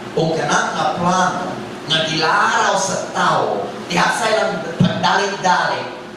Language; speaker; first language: Cebuano; non-native, fluent; English